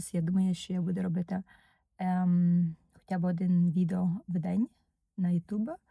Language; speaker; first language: Ukrainian; native; Ukrainian